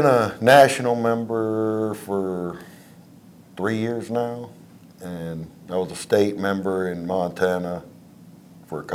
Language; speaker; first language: English; native; English